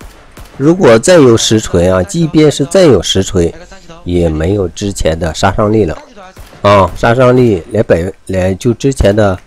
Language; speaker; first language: Chinese; native; Chinese